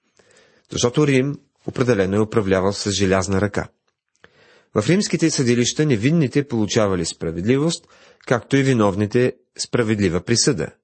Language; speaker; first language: Bulgarian; native; Bulgarian